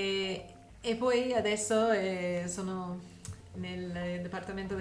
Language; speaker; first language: Italian; non-native, learner; English